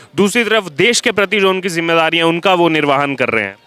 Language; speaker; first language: Hindi; native; Hindi